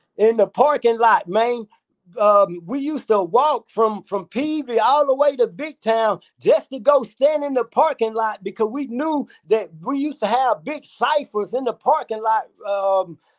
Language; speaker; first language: English; native; English